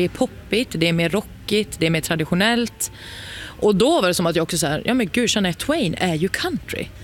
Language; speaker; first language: Swedish; native; Swedish